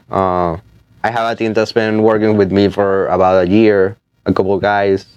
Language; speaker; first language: English; non-native, fluent; Spanish